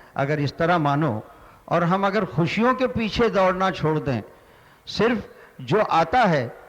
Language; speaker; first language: Hindi; non-native, local second language; Marathi